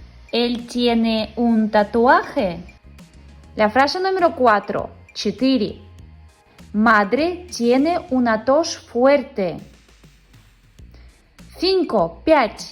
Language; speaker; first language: Spanish; non-native, fluent; Russian